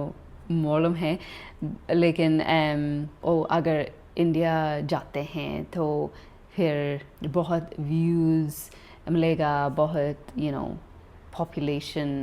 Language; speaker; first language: Hindi; non-native, learner; English